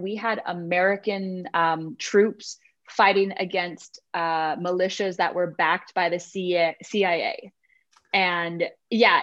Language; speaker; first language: English; native; English